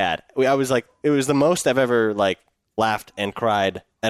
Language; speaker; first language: English; native; English